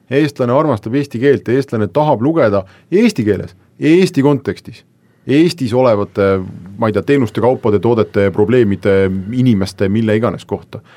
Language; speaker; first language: Estonian; native; Estonian